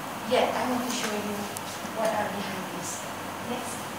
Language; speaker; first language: English; non-native, local second language; Malay